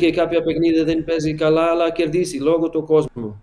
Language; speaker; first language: Greek; non-native, learner; Portuguese